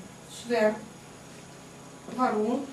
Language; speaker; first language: German; non-native, fluent; Russian